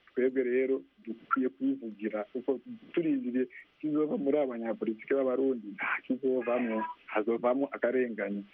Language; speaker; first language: Rundi; non-native, local second language; Swahili